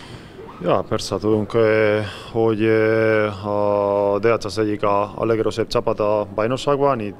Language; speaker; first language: Hungarian; non-native, learner; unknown